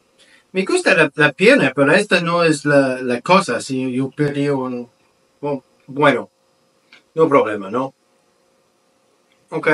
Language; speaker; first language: Spanish; non-native, learner; English